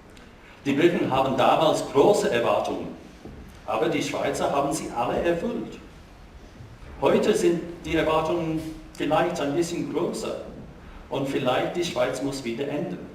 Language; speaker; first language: German; non-native, fluent; English